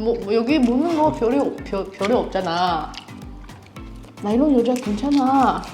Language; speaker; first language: Korean; non-native, learner; Chinese